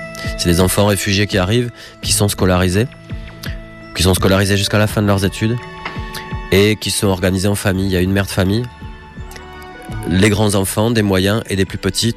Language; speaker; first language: French; native; French